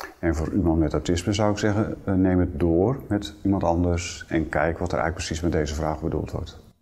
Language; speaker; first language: Dutch; native; Dutch